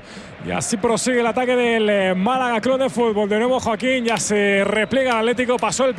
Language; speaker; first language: Spanish; native; Spanish